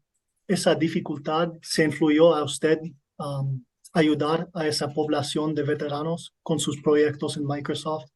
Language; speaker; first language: Spanish; non-native, learner; English